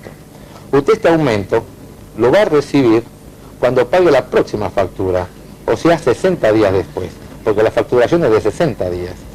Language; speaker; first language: Spanish; native; Spanish